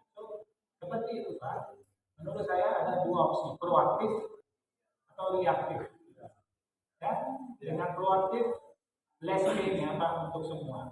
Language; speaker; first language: Indonesian; non-native, fluent; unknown